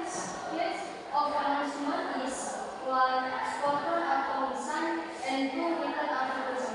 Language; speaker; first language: English; non-native, learner; Indonesian